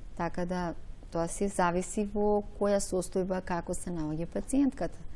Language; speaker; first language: Macedonian; native; Macedonian